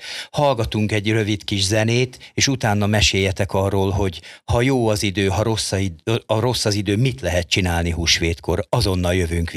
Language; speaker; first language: Hungarian; native; Hungarian